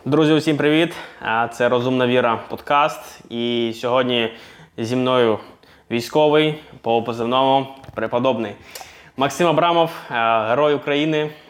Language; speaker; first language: Ukrainian; non-native, local second language; Russian